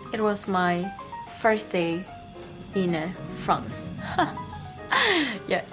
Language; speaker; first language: English; non-native, learner; Korean